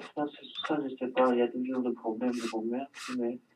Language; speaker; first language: French; non-native, learner; Chinese